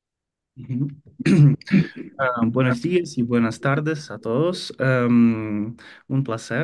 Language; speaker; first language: Spanish; non-native, fluent; Ukrainian